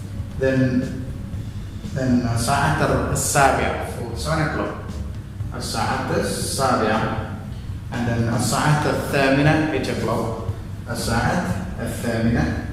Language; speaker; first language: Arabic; non-native, fluent; Malayalam